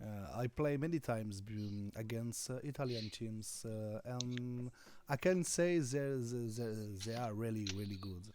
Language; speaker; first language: English; non-native, learner; French